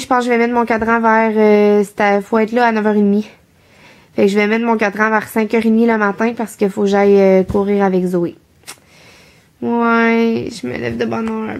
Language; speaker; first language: French; native; French